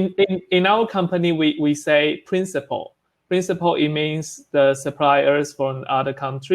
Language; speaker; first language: English; non-native, learner; Chinese